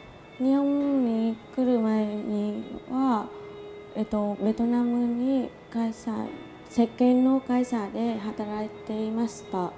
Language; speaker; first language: Japanese; non-native, learner; Vietnamese